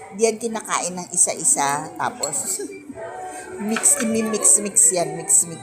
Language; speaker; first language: Filipino; native; Filipino